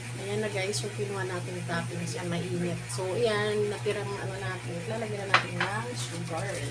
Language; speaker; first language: Filipino; non-native, local second language; Waray